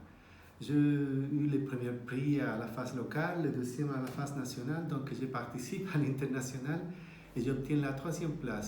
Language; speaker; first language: French; non-native, fluent; Spanish